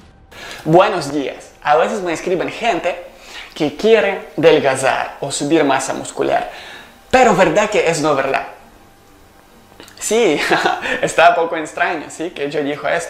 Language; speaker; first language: Spanish; non-native, learner; Ukrainian